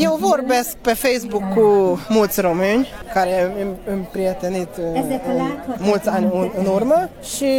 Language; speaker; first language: Romanian; non-native, learner; Hungarian